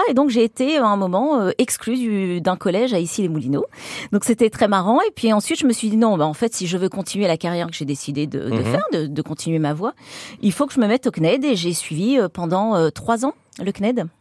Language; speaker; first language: French; native; French